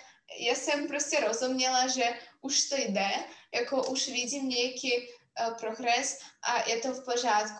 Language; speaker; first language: Czech; non-native, fluent; Russian